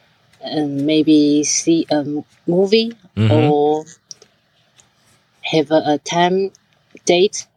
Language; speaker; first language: English; non-native, learner; Chinese